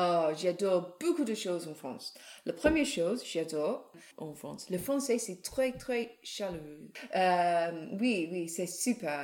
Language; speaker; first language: French; non-native, learner; English